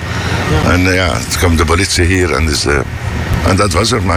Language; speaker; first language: Dutch; non-native, learner; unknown